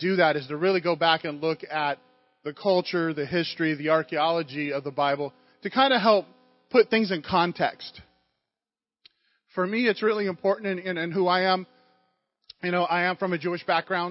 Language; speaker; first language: English; native; English